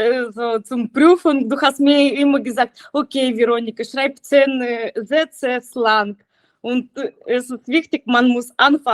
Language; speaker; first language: German; non-native, learner; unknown